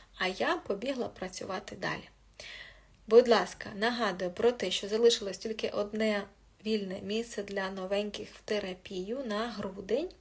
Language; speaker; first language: Ukrainian; non-native, local second language; Russian